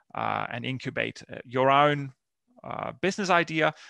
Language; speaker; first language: English; non-native, fluent; Finnish